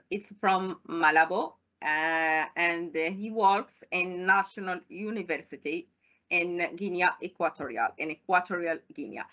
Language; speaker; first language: English; non-native, fluent; Arabic